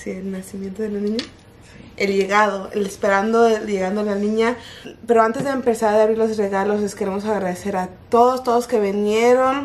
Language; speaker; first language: Spanish; early bilingual, heritage; Spanish